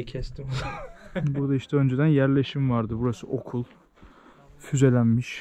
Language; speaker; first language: Turkish; native; Turkish